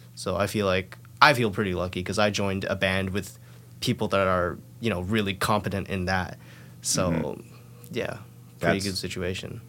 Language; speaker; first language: English; non-native, fluent; Thai